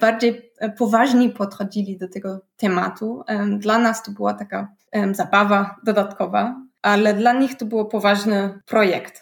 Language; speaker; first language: Polish; non-native, learner; German